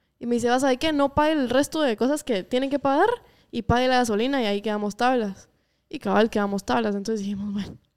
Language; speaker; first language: Spanish; native; Spanish